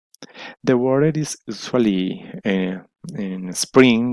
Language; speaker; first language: English; non-native, learner; Spanish